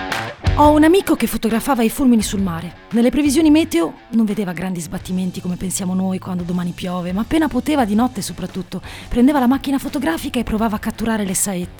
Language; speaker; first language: Italian; native; Italian